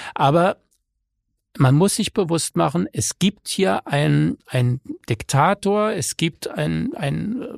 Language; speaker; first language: German; native; German